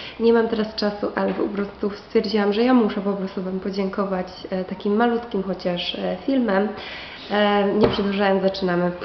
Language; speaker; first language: Polish; native; Polish